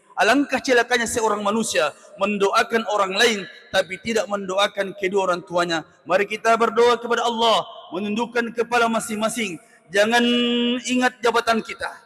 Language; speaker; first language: Indonesian; non-native, local second language; Buginese